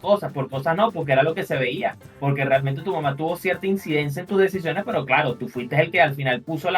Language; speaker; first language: Spanish; native; Spanish